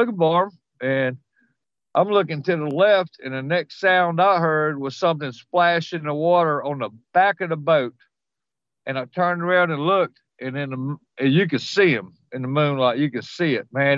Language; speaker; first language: English; native; English